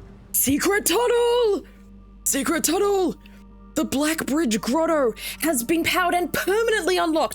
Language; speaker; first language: English; native; English